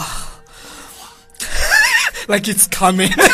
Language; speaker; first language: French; non-native, learner; Chinese